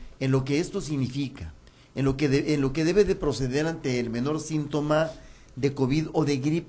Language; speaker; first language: Spanish; native; Spanish